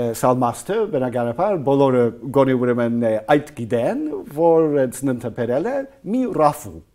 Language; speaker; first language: Armenian; non-native, fluent; English